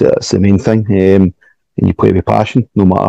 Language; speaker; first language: English; native; English